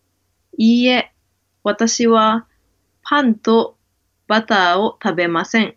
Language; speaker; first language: Japanese; non-native, learner; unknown